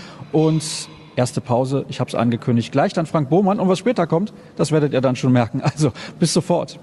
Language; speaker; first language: German; native; German